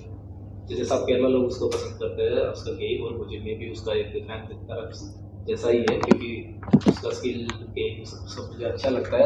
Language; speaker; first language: Hindi; non-native, local second language; Malayalam